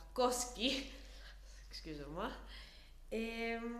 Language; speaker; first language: French; non-native, learner; Spanish